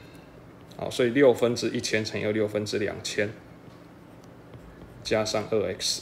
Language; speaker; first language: Chinese; native; Chinese